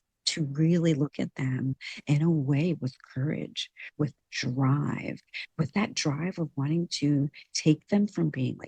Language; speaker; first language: English; native; English